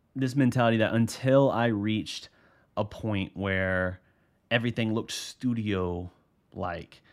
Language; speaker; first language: English; native; English